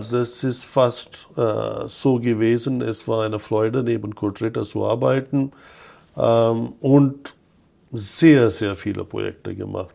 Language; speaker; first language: German; non-native, fluent; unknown